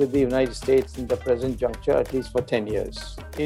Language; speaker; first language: English; non-native, local second language; Tamil